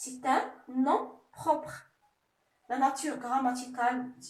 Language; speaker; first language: French; non-native, local second language; Arabic